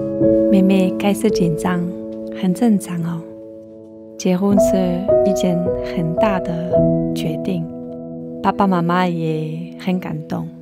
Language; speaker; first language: Chinese; non-native, fluent; French